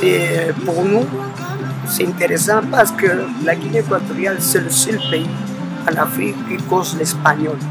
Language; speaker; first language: French; non-native, local second language; Spanish